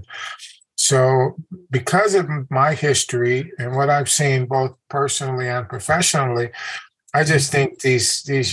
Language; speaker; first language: English; native; English